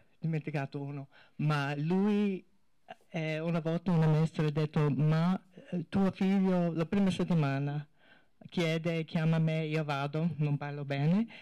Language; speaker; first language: Italian; non-native, learner; English